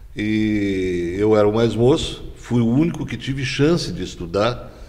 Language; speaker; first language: Portuguese; native; Portuguese